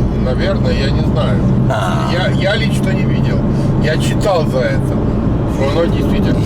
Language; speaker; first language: Russian; native; Russian